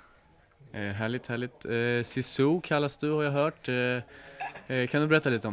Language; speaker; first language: Swedish; native; Swedish